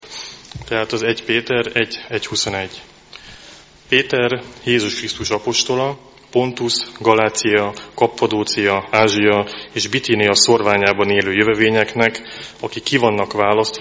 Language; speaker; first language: Hungarian; native; Hungarian